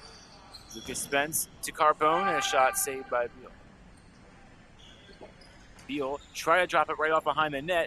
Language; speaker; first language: English; native; English